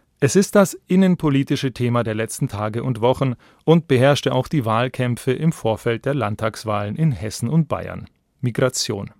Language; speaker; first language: German; native; German